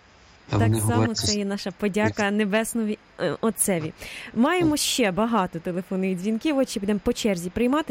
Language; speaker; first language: Ukrainian; native; Ukrainian